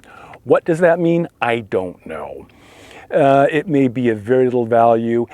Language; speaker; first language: English; native; English